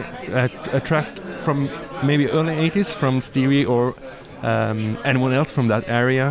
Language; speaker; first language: English; non-native, fluent; Norwegian